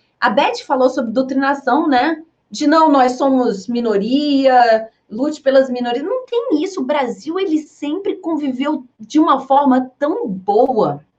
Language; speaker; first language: Portuguese; early bilingual, heritage; Portuguese